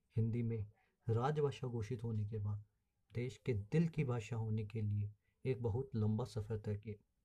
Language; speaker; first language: Hindi; native; Hindi